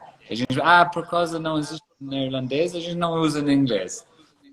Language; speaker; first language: Portuguese; non-native, fluent; English